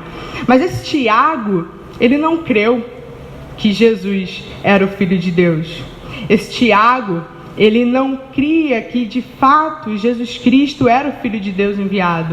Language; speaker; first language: Portuguese; native; Portuguese